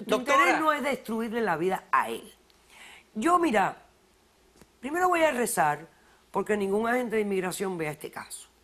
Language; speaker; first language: Spanish; native; Spanish